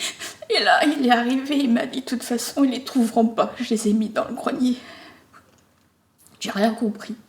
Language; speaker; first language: French; native; French